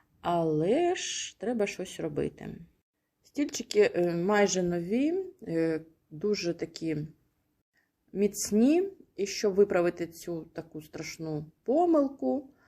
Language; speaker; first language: Ukrainian; native; Ukrainian